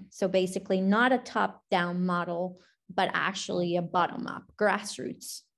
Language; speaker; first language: English; non-native, fluent; Spanish